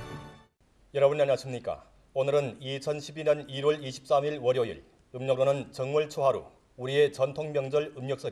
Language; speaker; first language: Korean; native; Korean